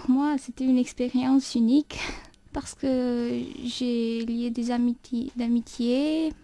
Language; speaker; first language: French; non-native, fluent; Romanian